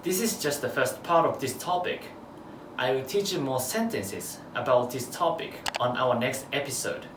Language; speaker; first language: English; non-native, fluent; Japanese